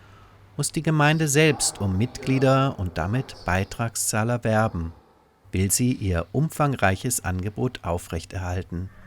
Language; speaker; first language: German; native; German